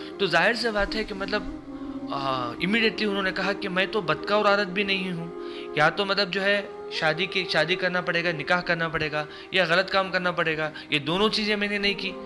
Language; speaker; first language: Urdu; native; Urdu